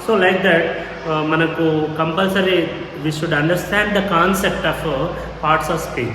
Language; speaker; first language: English; non-native, local second language; Telugu